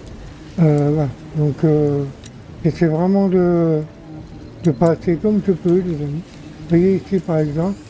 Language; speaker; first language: French; native; French